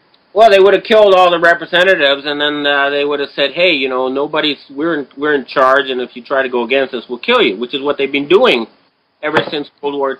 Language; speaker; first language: English; native; English